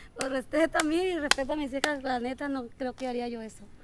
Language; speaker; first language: Spanish; native; Spanish